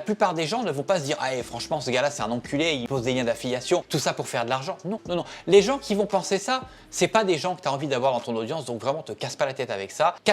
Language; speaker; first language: French; native; French